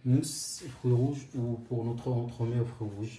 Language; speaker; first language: French; non-native, local second language; Arabic